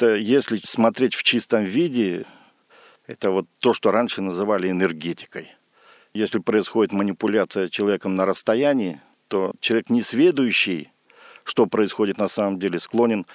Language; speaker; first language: Russian; native; Russian